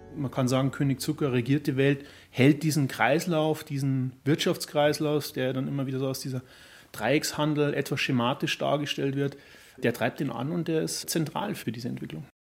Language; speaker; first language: German; native; German